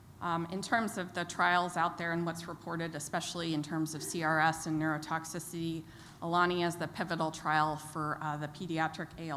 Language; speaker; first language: English; native; English